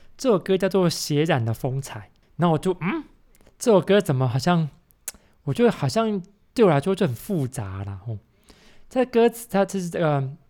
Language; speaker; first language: Chinese; native; Chinese